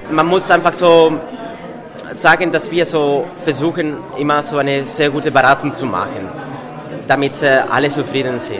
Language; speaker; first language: German; non-native, fluent; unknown